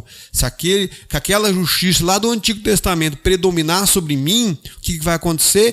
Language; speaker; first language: Portuguese; native; Portuguese